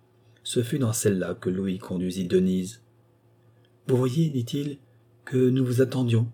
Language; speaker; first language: French; native; French